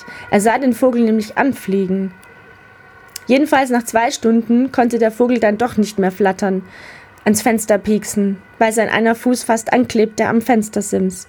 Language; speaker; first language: German; native; German